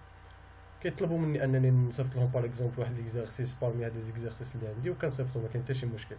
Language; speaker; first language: Arabic; native; Arabic